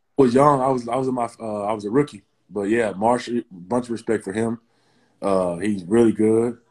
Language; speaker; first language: English; native; English